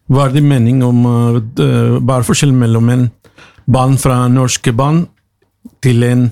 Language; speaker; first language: Norwegian; non-native, learner; Spanish